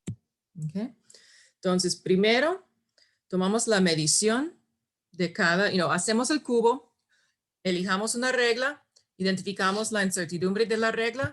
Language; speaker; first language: Spanish; non-native, fluent; English